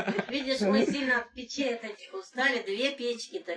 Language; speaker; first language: Russian; native; Russian